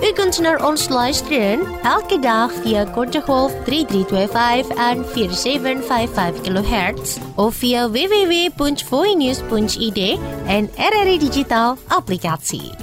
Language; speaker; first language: Dutch; non-native, fluent; Indonesian